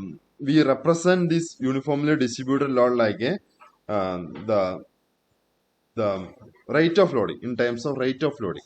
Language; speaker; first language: English; non-native, local second language; Malayalam